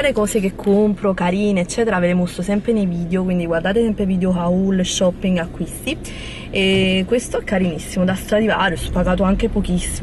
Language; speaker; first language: Italian; native; Italian